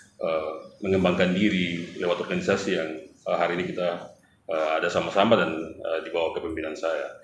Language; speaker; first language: Indonesian; native; Indonesian